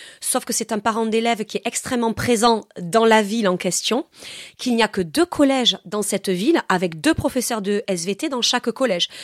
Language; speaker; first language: French; native; French